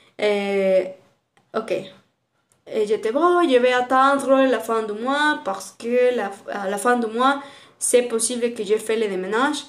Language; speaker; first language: French; non-native, learner; Spanish